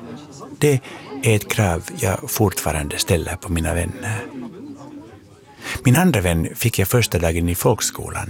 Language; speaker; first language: Swedish; native; Swedish